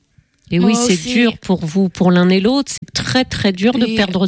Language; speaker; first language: French; native; French